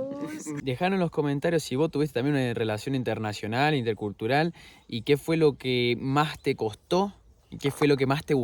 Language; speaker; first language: Spanish; native; Spanish